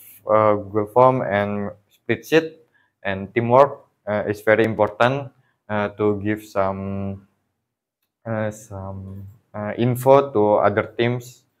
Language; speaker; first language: English; non-native, learner; Indonesian